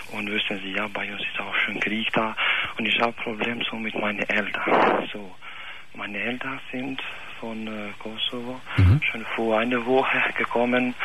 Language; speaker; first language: German; non-native, learner; Albanian